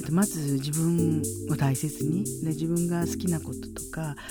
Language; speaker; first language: Japanese; native; Japanese